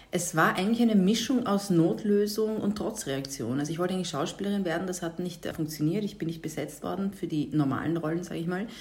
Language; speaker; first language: German; native; German